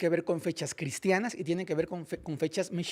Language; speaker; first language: Spanish; native; Spanish